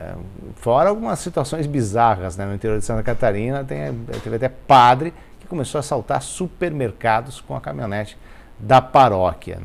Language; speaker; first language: Portuguese; native; Portuguese